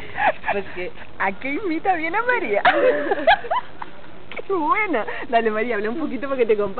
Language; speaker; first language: Spanish; native; Spanish